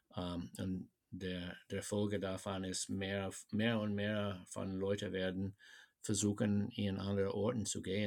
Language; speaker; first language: German; non-native, fluent; English